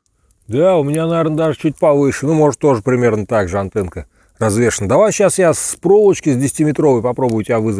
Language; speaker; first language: Russian; native; Russian